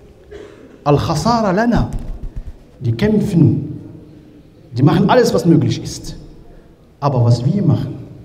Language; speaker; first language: German; non-native, learner; Arabic